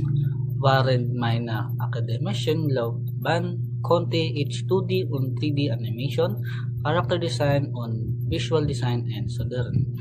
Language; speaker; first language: German; non-native, learner; Filipino